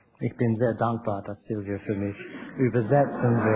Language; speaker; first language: German; non-native, learner; English